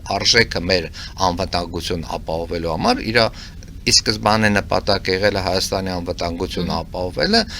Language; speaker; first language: Armenian; native; Armenian